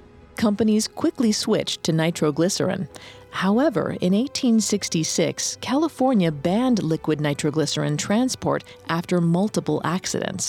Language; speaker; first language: English; native; English